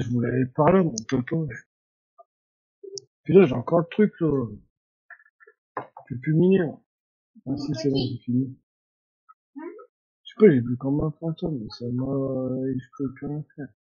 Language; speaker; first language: French; native; French